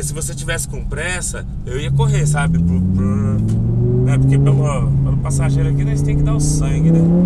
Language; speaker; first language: Portuguese; native; Portuguese